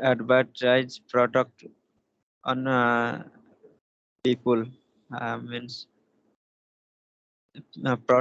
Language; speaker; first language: English; non-native, learner; Hindi